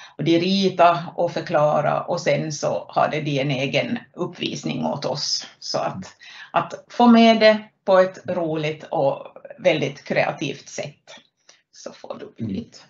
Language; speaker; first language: Swedish; native; Swedish